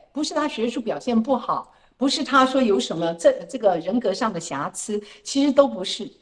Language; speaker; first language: Chinese; native; Chinese